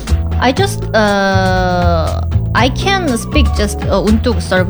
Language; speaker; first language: English; non-native, learner; Korean